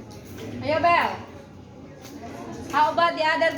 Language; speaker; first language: English; non-native, learner; Indonesian